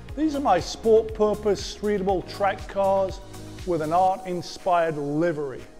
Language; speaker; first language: English; native; English